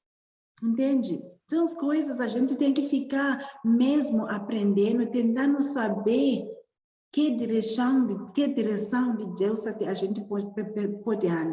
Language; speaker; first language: Portuguese; non-native, learner; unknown